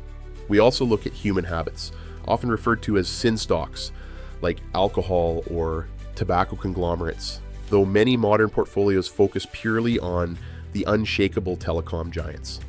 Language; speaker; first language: English; native; English